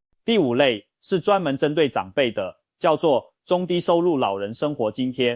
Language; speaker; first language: Chinese; native; Chinese